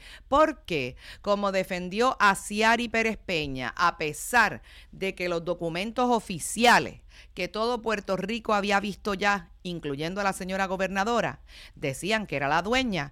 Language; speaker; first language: Spanish; native; Spanish